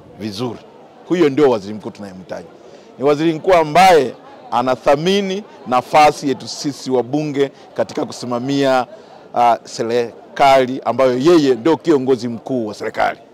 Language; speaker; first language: Swahili; native; Swahili